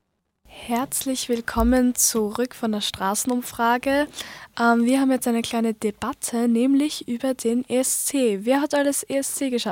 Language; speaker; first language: German; native; German